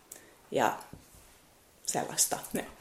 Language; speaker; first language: Finnish; non-native, fluent; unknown